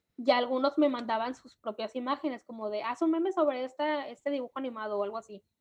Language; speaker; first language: Spanish; native; Spanish